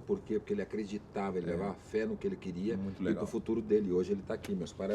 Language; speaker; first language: Portuguese; native; Portuguese